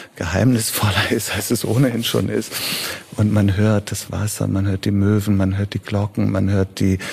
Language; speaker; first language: German; native; German